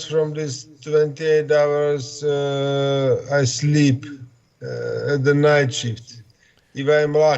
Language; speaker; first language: English; non-native, fluent; Slovak